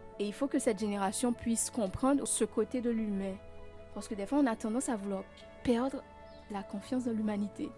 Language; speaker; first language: French; non-native, local second language; Haitian Creole